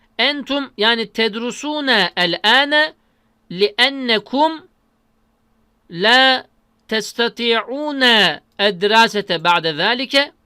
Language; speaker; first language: Arabic; non-native, fluent; Turkish